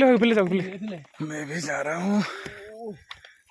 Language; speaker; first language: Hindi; non-native, local second language; Assamese